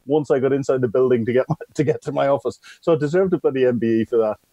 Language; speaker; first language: English; native; English